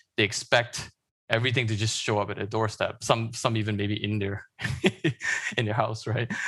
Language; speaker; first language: English; non-native, local second language; Chinese